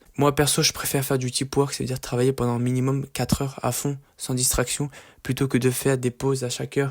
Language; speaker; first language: French; native; French